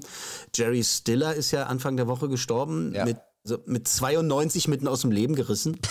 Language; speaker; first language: German; native; German